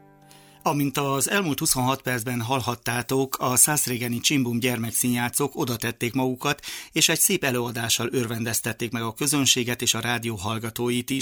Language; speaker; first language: Hungarian; native; Hungarian